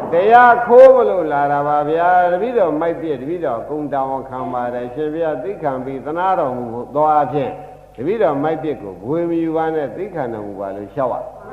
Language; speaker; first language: Burmese; native; Burmese